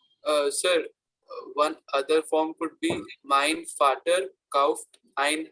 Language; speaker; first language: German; non-native, learner; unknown